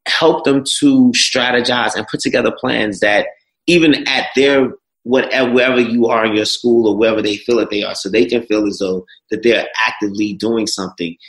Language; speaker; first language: English; native; English